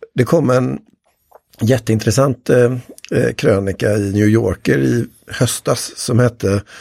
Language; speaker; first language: Swedish; native; Swedish